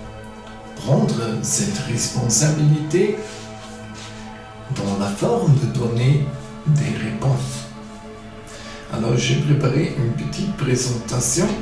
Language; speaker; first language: French; non-native, fluent; German